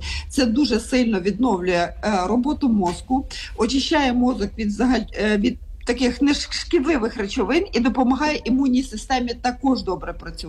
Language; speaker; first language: Ukrainian; native; Ukrainian